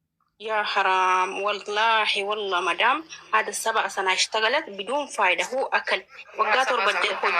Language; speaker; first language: Arabic; non-native, learner; Oromo